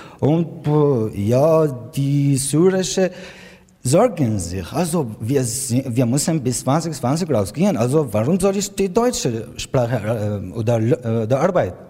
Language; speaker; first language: German; non-native, learner; Arabic